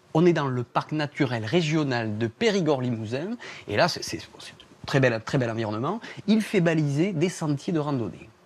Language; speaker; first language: French; native; French